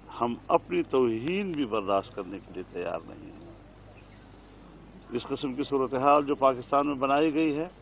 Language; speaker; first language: Urdu; non-native, local second language; Pashto